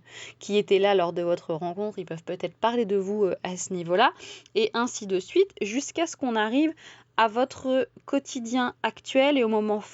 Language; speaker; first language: French; native; French